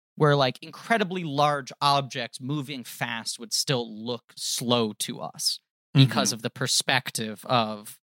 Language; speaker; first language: English; native; English